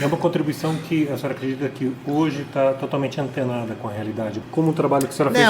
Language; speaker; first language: Portuguese; native; Portuguese